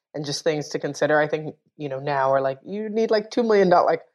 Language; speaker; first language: English; native; English